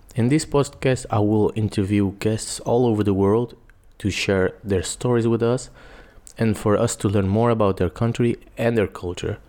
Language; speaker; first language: English; non-native, fluent; Portuguese